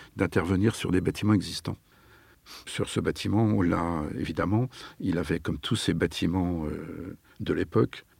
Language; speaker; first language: French; native; French